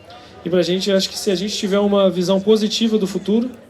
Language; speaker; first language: Portuguese; native; Portuguese